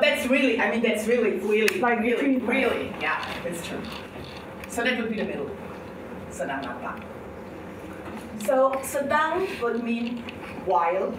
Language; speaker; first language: English; non-native, fluent; German